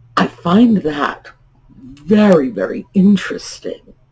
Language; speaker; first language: English; native; English